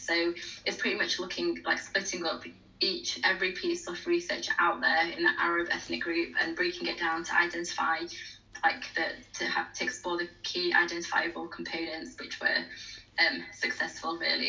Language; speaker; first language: English; native; English